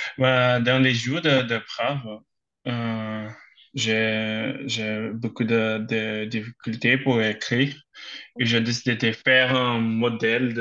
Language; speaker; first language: French; non-native, learner; Portuguese